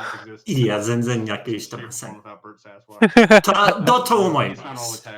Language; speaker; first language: Japanese; non-native, learner; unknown